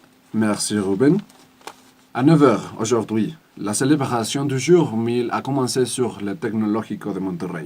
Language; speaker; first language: French; non-native, learner; Spanish